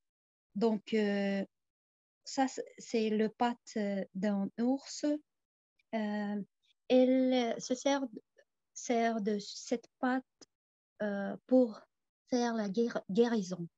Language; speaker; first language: French; non-native, fluent; Tuvinian